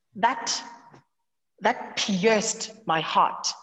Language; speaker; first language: English; non-native, local second language; Zulu